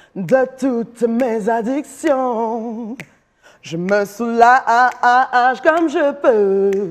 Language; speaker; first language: French; native; French